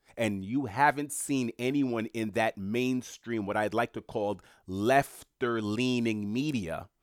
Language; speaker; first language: English; native; English